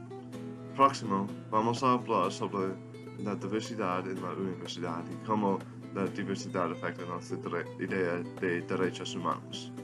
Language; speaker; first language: Spanish; non-native, learner; English